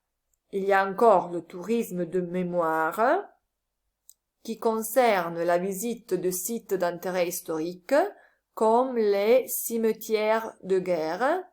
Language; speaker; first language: French; non-native, learner; Italian